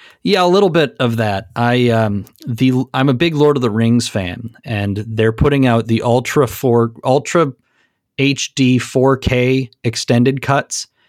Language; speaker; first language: English; native; English